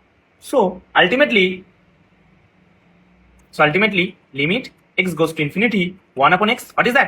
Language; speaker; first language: English; non-native, local second language; Hindi